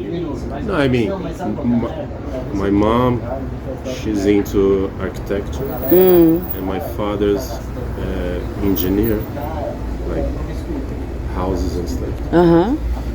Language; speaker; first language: English; non-native, fluent; Portuguese